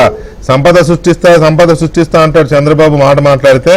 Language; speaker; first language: Telugu; native; Telugu